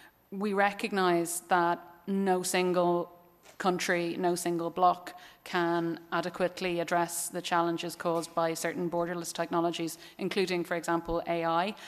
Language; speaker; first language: English; native; English